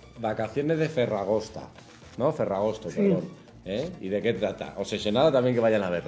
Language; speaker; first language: Spanish; native; Spanish